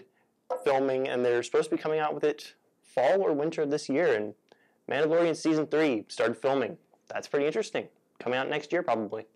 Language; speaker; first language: English; native; English